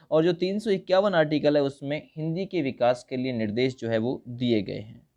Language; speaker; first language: Hindi; native; Hindi